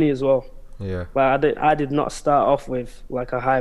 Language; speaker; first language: English; native; English